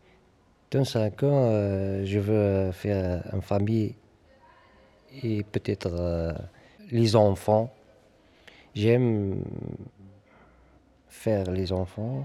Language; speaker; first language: French; non-native, learner; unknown